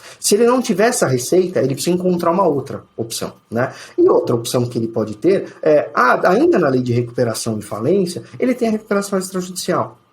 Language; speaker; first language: Portuguese; native; Portuguese